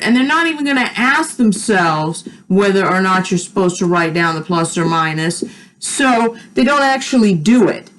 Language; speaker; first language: English; native; English